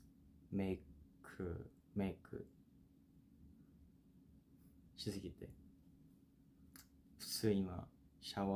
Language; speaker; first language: Japanese; non-native, fluent; Korean